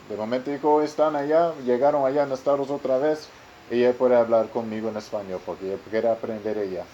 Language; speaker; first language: Spanish; non-native, learner; English